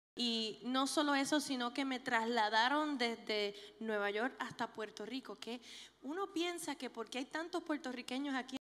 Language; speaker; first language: Spanish; early bilingual, other home language; English